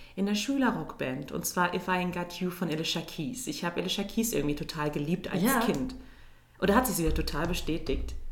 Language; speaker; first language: German; native; German